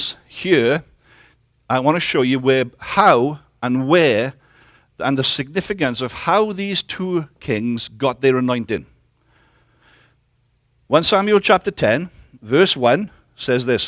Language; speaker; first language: English; native; English